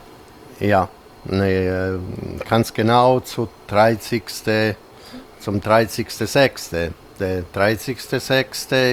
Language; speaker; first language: German; non-native, fluent; Italian